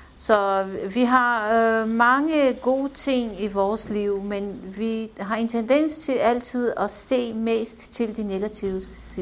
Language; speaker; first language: Danish; non-native, fluent; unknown